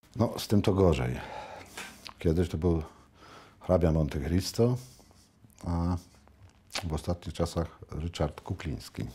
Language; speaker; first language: Polish; native; Polish